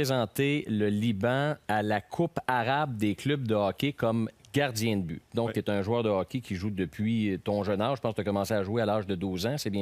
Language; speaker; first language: French; native; French